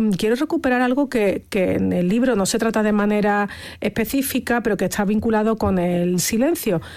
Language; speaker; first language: Spanish; native; Spanish